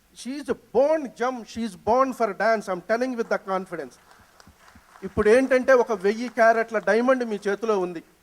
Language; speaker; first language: Telugu; native; Telugu